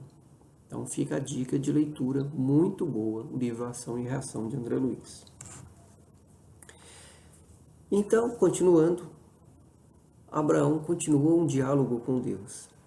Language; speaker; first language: Portuguese; native; Portuguese